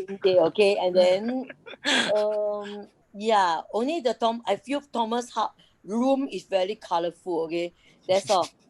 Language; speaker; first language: English; non-native, learner; Chinese